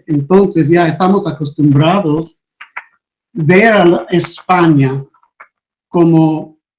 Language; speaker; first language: Spanish; non-native, fluent; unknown